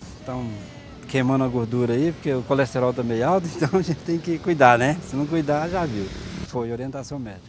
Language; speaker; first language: Portuguese; native; Portuguese